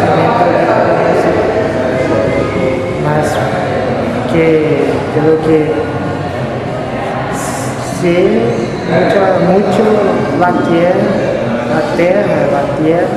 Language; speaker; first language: Spanish; non-native, learner; Portuguese